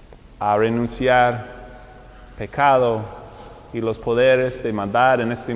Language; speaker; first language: Spanish; non-native, fluent; English